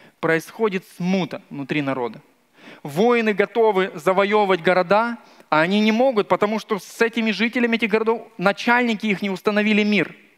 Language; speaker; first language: Russian; native; Russian